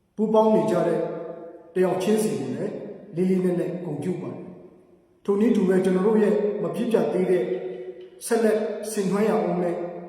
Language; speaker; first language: Burmese; non-native, local second language; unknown